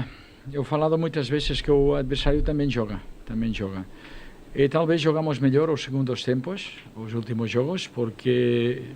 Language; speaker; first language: Portuguese; non-native, fluent; Spanish